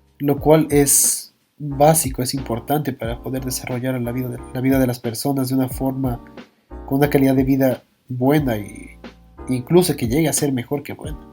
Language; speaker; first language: Spanish; native; Spanish